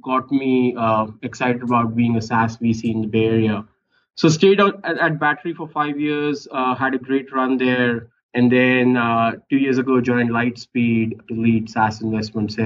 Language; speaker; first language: English; non-native, local second language; Hindi